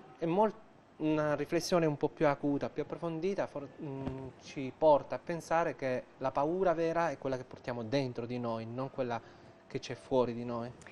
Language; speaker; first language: Italian; native; Italian